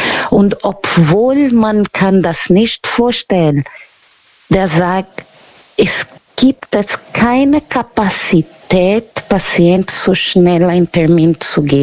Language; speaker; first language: German; non-native, fluent; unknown